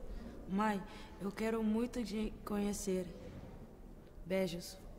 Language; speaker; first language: Portuguese; non-native, learner; Dutch